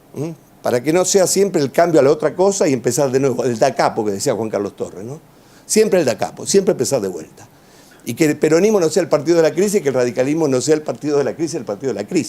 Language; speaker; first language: Spanish; native; Spanish